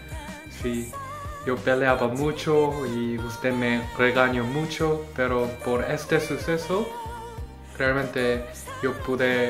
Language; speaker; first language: Spanish; non-native, learner; Korean